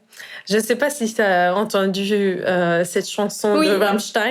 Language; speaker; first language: French; non-native, fluent; Persian